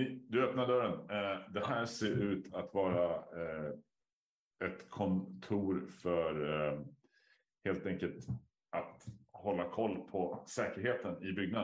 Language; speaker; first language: Swedish; native; Swedish